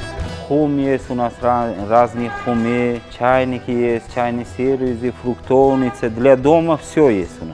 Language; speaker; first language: Russian; non-native, learner; Uzbek